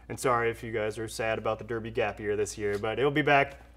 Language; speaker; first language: English; native; English